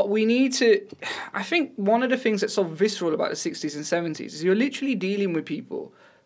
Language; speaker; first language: English; native; English